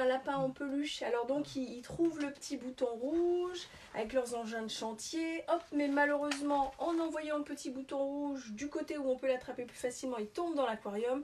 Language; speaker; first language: French; native; French